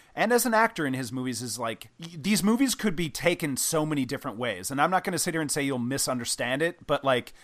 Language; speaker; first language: English; native; English